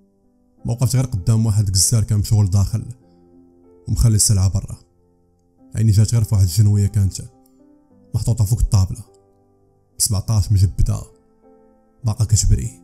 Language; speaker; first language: Arabic; native; Arabic